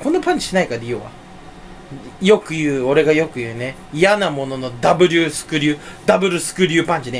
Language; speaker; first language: Japanese; native; Japanese